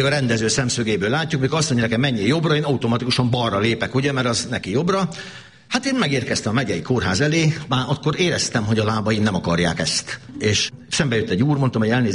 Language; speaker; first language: Hungarian; native; Hungarian